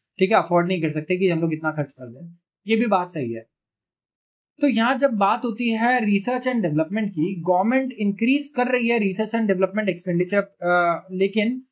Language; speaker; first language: Hindi; native; Hindi